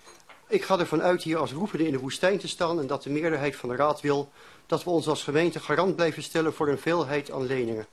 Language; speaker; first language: Dutch; native; Dutch